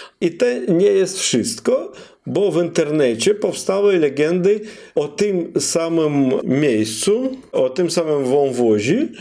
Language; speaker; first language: Polish; non-native, fluent; Russian